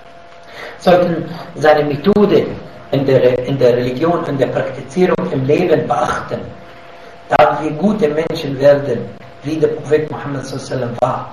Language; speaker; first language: German; non-native, fluent; Arabic